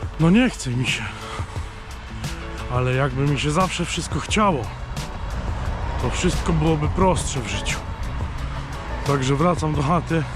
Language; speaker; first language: Polish; native; Polish